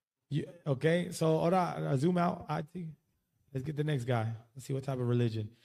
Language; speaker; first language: English; early bilingual, other home language; Spanish